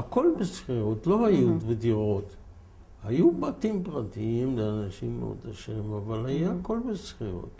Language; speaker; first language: Hebrew; non-native, fluent; German